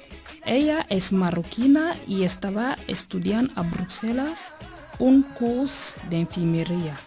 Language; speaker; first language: Catalan; non-native, fluent; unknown